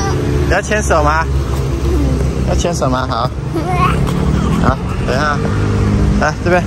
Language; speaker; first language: Chinese; non-native, fluent; Thai